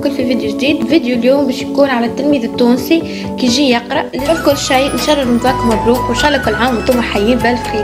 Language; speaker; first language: Arabic; native; Arabic